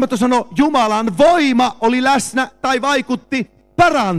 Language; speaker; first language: Finnish; native; Finnish